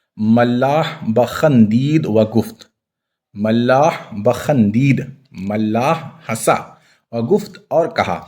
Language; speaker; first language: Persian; non-native, fluent; Urdu